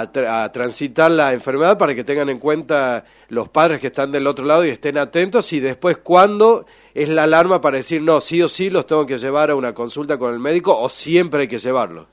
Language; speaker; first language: Spanish; native; Spanish